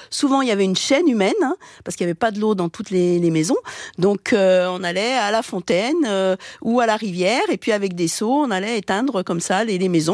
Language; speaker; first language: French; native; French